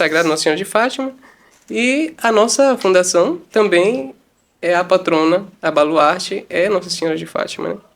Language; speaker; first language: Portuguese; native; Portuguese